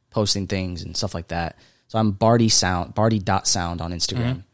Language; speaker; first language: English; native; English